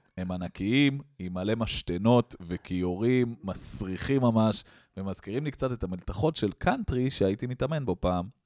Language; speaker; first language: Hebrew; native; Hebrew